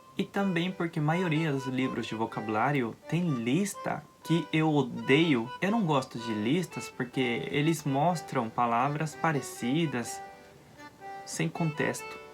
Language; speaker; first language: Portuguese; non-native, fluent; Japanese